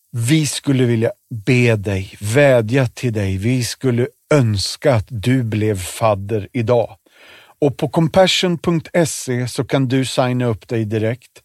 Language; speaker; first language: Swedish; native; Swedish